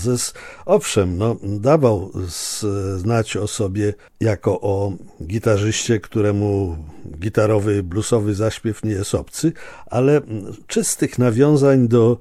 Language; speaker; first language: Polish; native; Polish